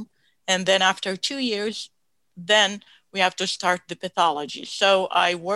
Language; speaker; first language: English; non-native, fluent; Arabic